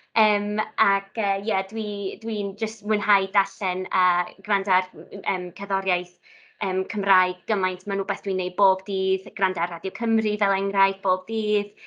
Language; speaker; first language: Welsh; non-native, local second language; Italian